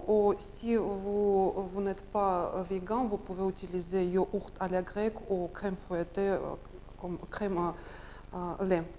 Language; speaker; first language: French; non-native, learner; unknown